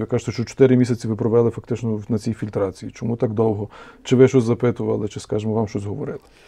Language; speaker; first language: Ukrainian; native; Ukrainian